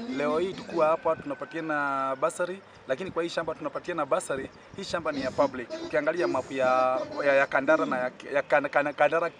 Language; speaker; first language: Swahili; non-native, local second language; Kikuyu